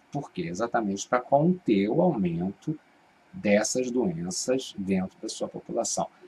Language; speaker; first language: Portuguese; native; Portuguese